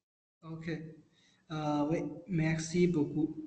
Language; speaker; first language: French; non-native, learner; Chinese